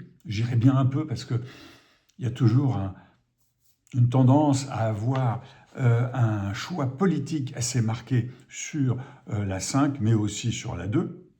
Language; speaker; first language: French; native; French